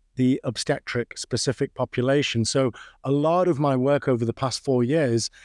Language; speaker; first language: English; native; English